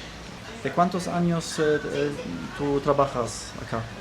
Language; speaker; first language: Spanish; non-native, learner; German